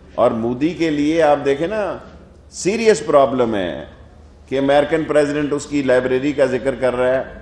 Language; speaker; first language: Urdu; non-native, local second language; Punjabi